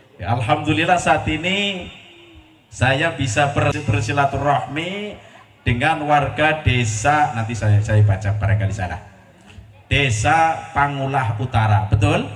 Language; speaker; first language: Indonesian; non-native, local second language; Javanese